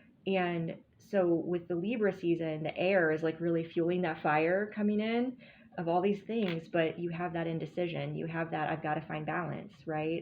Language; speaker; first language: English; native; English